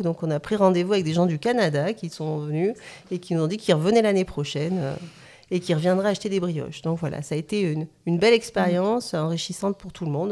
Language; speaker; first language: French; native; French